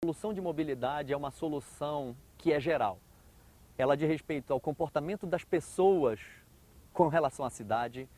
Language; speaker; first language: Portuguese; native; Portuguese